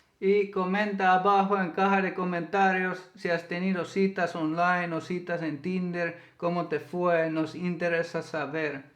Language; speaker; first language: Spanish; non-native, fluent; Finnish